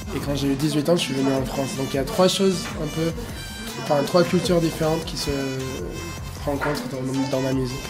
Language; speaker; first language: French; non-native, fluent; Spanish